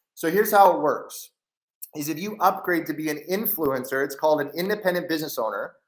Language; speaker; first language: English; native; English